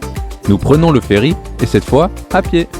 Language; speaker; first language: French; native; French